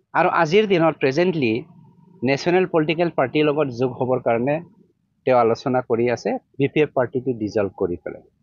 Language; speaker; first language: Assamese; non-native, local second language; Bodo